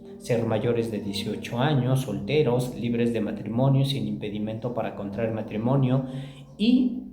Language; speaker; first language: Spanish; native; Spanish